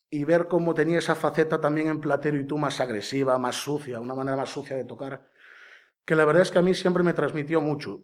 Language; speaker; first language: Spanish; native; Spanish